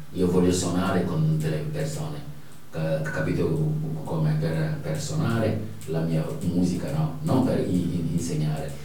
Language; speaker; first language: Italian; non-native, fluent; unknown